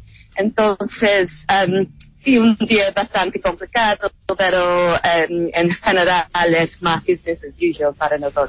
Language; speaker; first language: Spanish; non-native, fluent; English